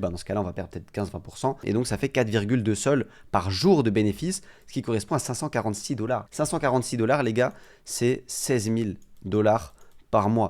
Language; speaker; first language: French; native; French